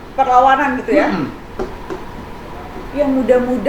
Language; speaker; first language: Indonesian; native; Indonesian